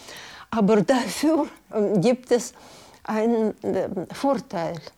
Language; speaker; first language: German; non-native, learner; Russian